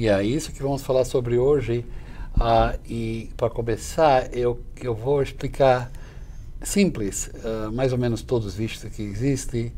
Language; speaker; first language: Portuguese; non-native, fluent; English